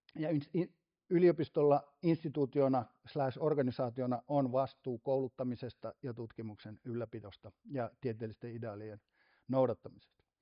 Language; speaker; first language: Finnish; native; Finnish